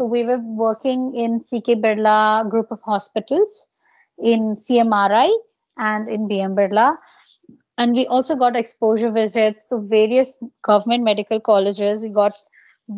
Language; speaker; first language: English; non-native, local second language; Bangla